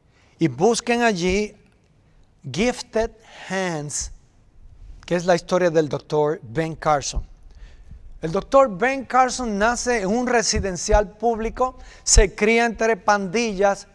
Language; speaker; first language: Spanish; native; Spanish